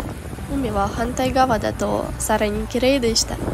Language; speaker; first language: Japanese; non-native, fluent; Ukrainian